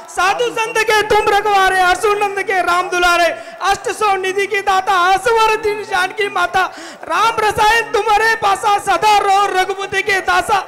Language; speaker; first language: Hindi; non-native, local second language; Marathi